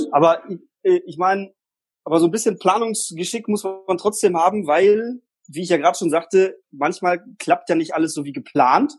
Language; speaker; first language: German; early bilingual, other home language; Polish